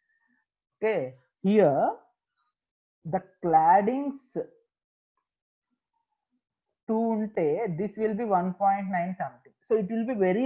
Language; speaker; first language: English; non-native, local second language; Telugu